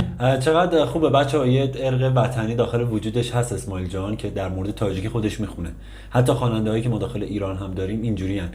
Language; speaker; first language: Persian; native; Persian